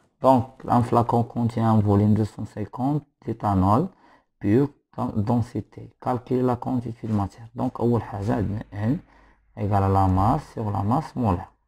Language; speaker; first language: French; non-native, local second language; Arabic